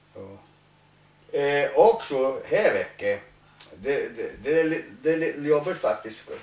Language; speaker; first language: Swedish; non-native, learner; English